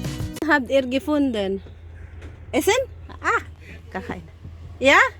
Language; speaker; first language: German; non-native, learner; Filipino